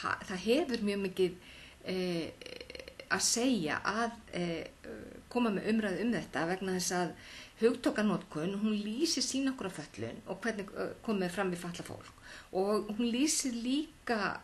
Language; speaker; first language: Icelandic; native; Icelandic